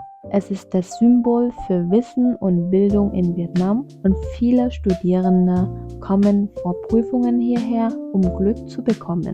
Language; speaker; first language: German; non-native, fluent; Vietnamese